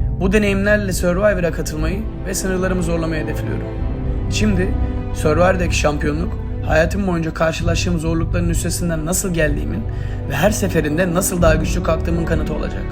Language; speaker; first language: Turkish; native; Turkish